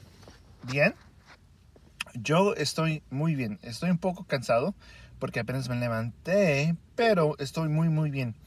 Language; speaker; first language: Spanish; early bilingual, heritage; Spanish